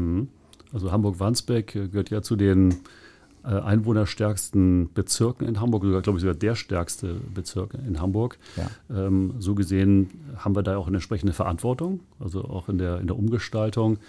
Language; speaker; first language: German; native; German